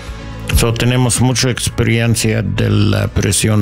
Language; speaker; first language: Spanish; non-native, learner; English